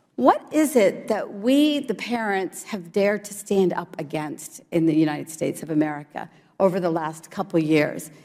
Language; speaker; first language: English; early bilingual, other home language; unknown